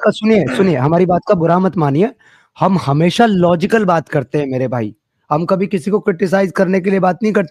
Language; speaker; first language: Hindi; native; Hindi